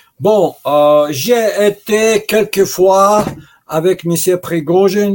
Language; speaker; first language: French; non-native, learner; Russian